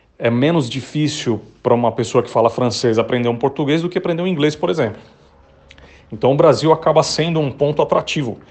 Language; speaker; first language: Portuguese; native; Portuguese